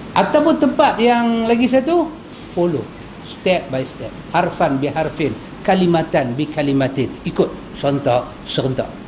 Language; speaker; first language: Malay; native; Malay